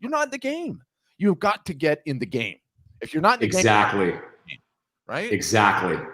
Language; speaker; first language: English; native; English